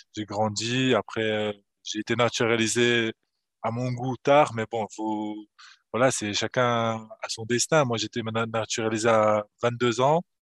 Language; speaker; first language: French; early bilingual, other home language; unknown